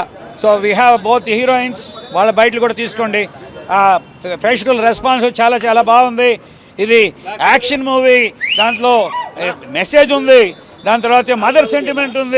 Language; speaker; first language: Telugu; native; Telugu